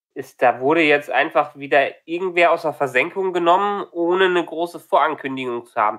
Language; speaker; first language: German; native; German